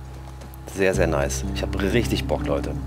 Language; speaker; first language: German; native; German